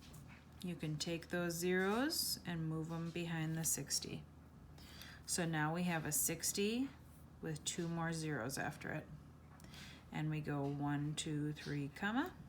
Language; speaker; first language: English; native; English